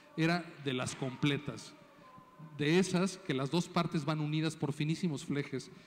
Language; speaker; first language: Spanish; native; Spanish